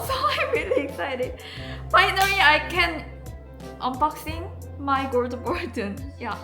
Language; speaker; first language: English; non-native, learner; Korean